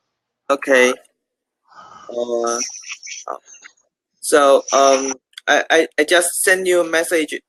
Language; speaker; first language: English; non-native, learner; Chinese